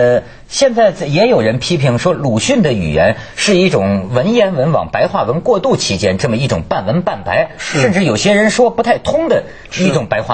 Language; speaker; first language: Chinese; native; Chinese